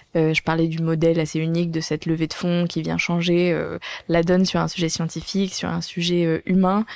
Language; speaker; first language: French; native; French